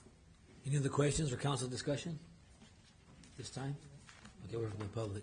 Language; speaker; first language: English; native; English